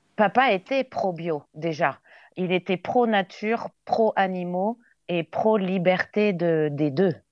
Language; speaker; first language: French; native; French